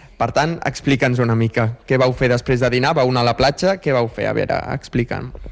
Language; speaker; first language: Catalan; native; Catalan